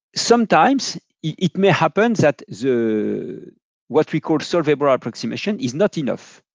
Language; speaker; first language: English; non-native, fluent; French